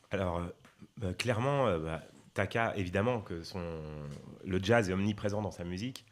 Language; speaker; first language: French; native; French